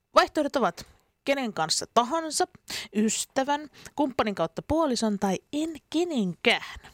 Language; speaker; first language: Finnish; native; Finnish